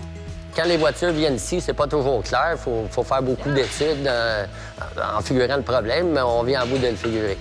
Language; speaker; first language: French; native; French